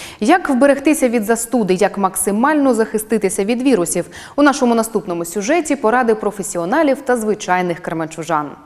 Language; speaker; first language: Ukrainian; native; Ukrainian